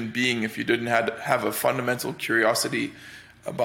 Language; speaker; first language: English; native; English